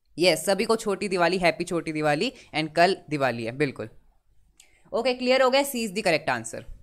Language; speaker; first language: Hindi; native; Hindi